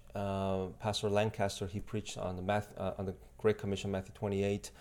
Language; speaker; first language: English; non-native, fluent; Spanish